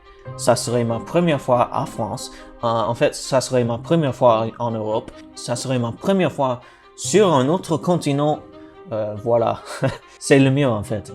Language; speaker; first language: French; non-native, learner; English